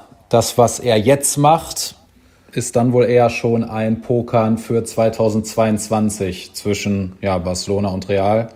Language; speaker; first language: German; native; German